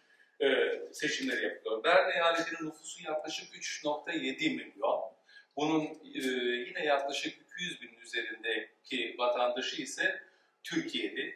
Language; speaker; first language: Turkish; early bilingual, heritage; Turkish